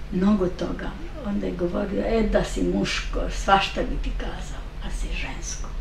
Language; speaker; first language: Serbian; native; Serbian